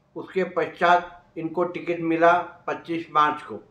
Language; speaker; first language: Hindi; native; Hindi